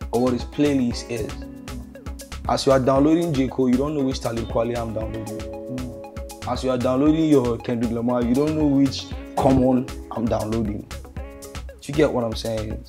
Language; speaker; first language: English; non-native, local second language; Hausa